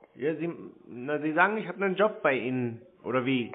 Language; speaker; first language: German; native; German